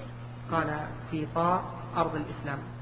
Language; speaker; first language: Arabic; native; Arabic